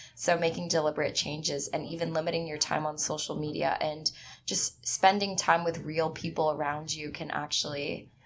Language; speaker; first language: English; early bilingual, other home language; Chinese